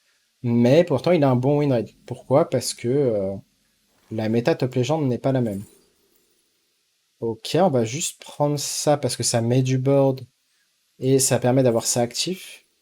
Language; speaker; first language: French; native; French